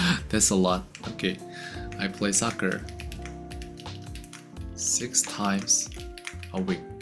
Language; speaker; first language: English; non-native, fluent; Korean